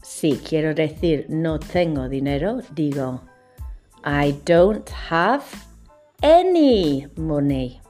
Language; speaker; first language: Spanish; non-native, fluent; English